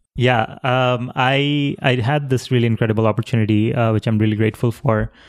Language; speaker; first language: English; non-native, local second language; Bangla